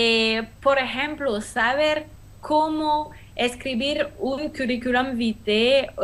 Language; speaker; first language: Spanish; non-native, fluent; French